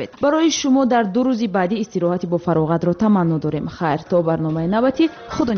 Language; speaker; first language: Tajik; native; Tajik